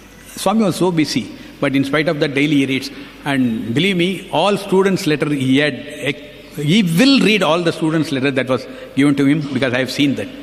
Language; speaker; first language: English; non-native, local second language; Tamil